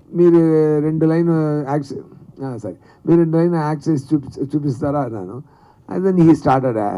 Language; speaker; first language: Telugu; non-native, fluent; Tamil